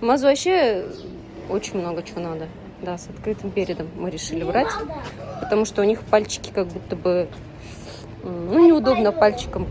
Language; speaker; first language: Russian; native; Russian